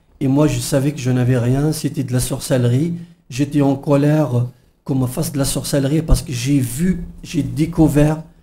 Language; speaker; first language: French; non-native, local second language; Kabyle